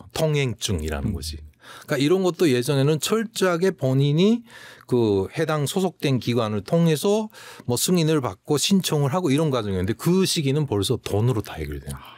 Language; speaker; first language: Korean; native; Korean